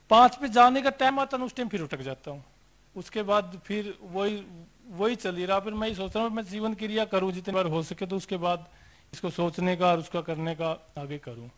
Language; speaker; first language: Hindi; native; Hindi